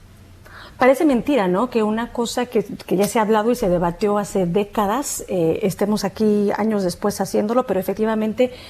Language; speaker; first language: Spanish; native; Spanish